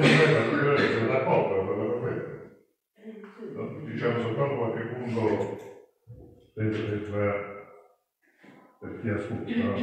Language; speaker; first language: Italian; native; Italian